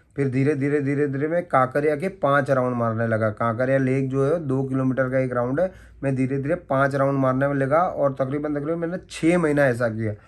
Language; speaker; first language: Hindi; non-native, local second language; Gujarati